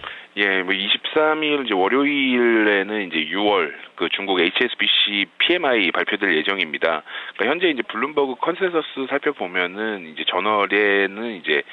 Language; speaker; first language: Korean; native; Korean